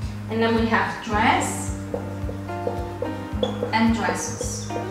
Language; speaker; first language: English; non-native, fluent; Spanish